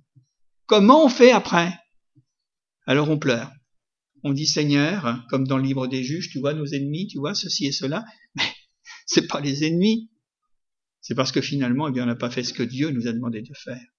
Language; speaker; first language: French; native; French